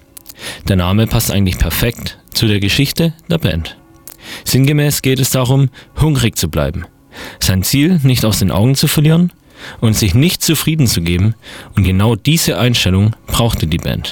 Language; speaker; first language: German; native; German